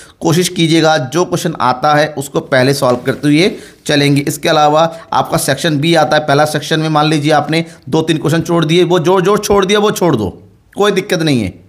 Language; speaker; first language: Hindi; native; Hindi